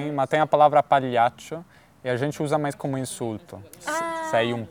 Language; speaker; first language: Portuguese; non-native, fluent; Italian